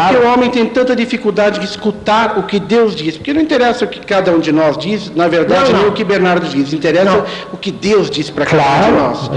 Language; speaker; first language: Portuguese; native; Portuguese